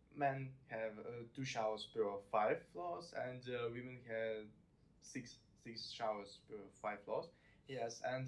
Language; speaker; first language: English; non-native, learner; Russian